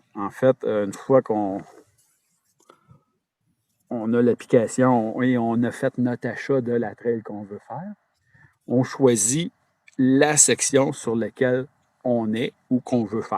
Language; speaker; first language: French; native; French